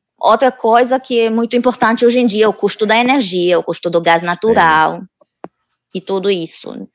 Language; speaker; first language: Portuguese; non-native, fluent; Romanian